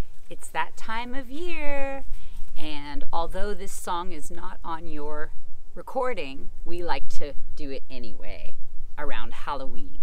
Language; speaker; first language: English; native; English